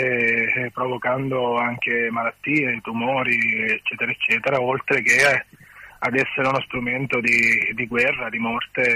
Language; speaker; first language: Italian; native; Italian